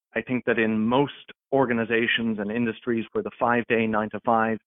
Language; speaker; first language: English; native; English